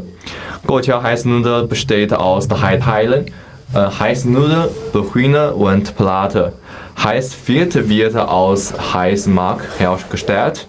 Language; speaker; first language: German; non-native, learner; Chinese